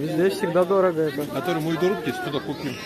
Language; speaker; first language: Russian; early bilingual, heritage; Russian